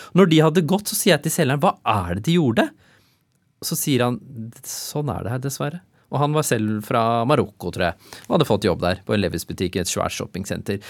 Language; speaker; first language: Norwegian; early bilingual, other home language; Urdu